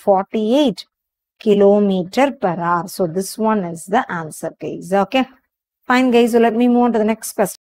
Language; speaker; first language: English; non-native, local second language; Tamil